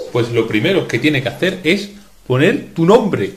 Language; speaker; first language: Spanish; native; Spanish